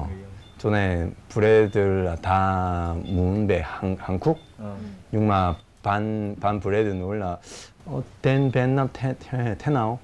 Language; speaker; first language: Vietnamese; non-native, learner; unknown